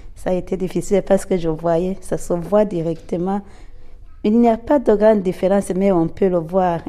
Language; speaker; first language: French; non-native, local second language; Rundi